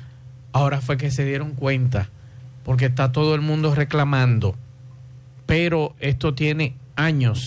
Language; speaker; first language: Spanish; native; Spanish